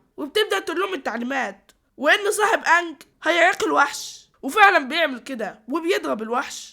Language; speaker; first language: Arabic; native; Arabic